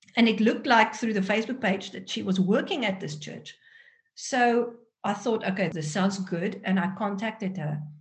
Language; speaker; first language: English; non-native, local second language; Afrikaans